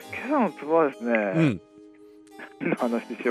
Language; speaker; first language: Japanese; native; Japanese